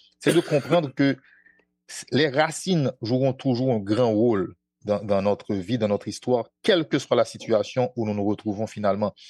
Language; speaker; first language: French; non-native, local second language; Haitian Creole